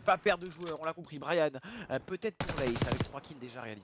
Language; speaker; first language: French; native; French